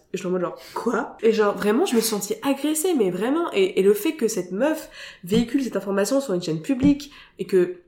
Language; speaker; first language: French; native; French